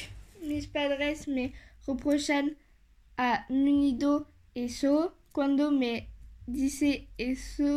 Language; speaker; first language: Spanish; non-native, learner; French